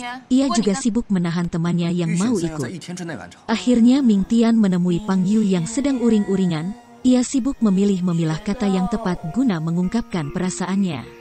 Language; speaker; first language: Indonesian; native; Indonesian